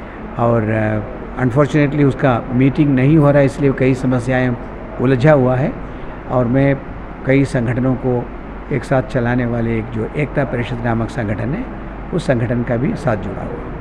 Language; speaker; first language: Hindi; native; Hindi